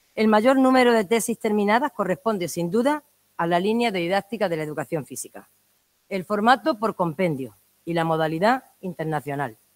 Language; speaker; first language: Spanish; native; Spanish